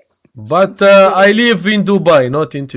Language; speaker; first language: English; non-native, learner; Arabic